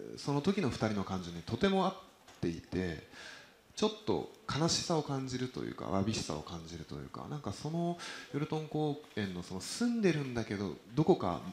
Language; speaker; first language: Japanese; native; Japanese